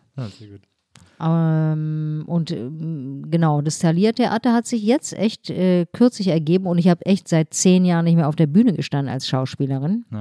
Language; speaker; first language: German; early bilingual, other home language; Turkish